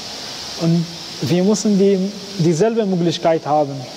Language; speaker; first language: German; non-native, learner; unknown